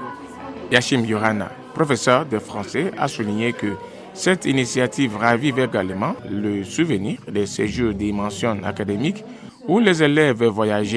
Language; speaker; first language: French; non-native, fluent; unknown